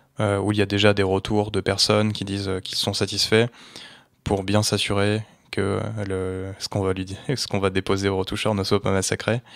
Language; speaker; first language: French; native; French